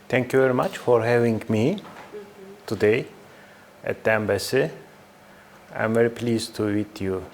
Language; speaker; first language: English; non-native, fluent; Turkish